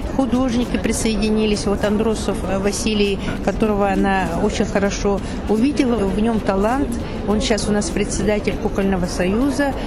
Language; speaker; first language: Russian; non-native, local second language; Yakut